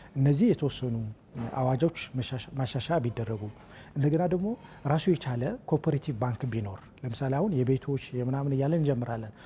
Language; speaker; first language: Amharic; native; Amharic